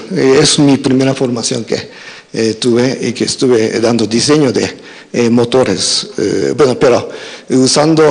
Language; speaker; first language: Spanish; non-native, fluent; Japanese